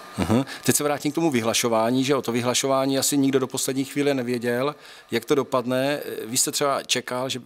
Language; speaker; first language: Czech; native; Czech